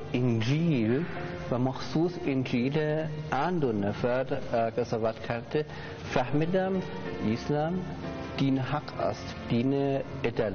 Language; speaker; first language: Persian; non-native, learner; German